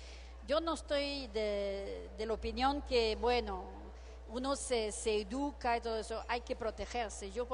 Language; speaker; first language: Spanish; non-native, fluent; French